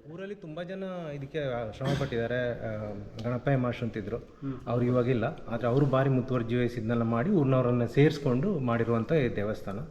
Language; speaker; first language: Kannada; native; Kannada